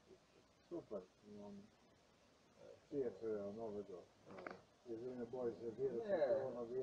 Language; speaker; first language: Polish; non-native, learner; Ukrainian